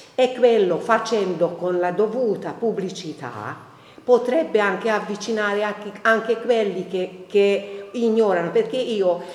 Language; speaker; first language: Italian; non-native, fluent; Hungarian